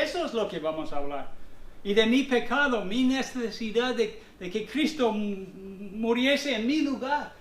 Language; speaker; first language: Spanish; non-native, fluent; English